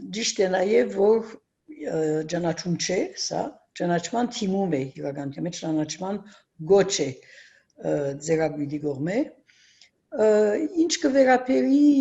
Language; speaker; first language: Armenian; early bilingual, heritage; Armenian